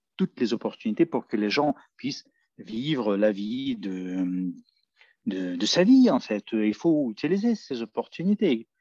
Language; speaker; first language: French; non-native, fluent; Spanish